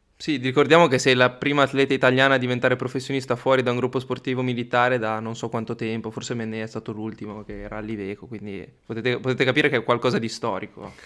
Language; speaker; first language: Italian; native; Italian